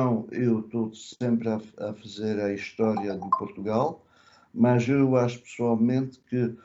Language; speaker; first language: Portuguese; early bilingual, other home language; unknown